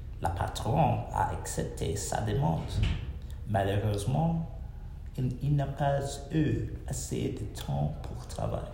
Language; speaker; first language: French; non-native, learner; English